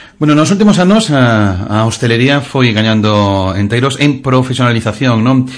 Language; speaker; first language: Galician; non-native, local second language; Spanish